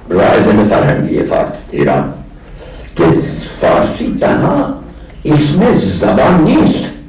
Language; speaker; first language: Persian; non-native, fluent; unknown